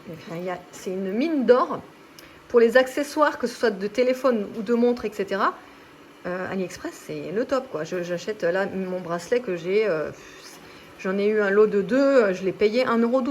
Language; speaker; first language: French; native; French